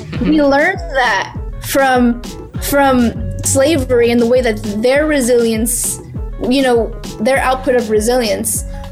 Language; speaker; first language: English; early bilingual, other home language; Spanish